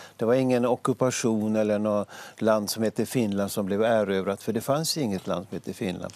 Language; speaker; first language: Swedish; native; Swedish